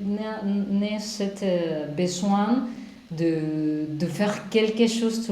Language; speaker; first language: French; non-native, learner; Spanish